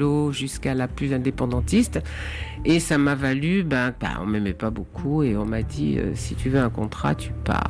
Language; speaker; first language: French; native; French